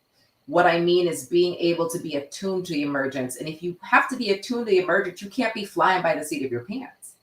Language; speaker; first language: English; native; English